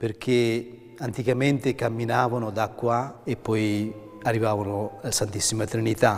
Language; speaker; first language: Italian; non-native, fluent; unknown